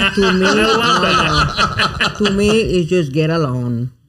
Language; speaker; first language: English; non-native, fluent; Italian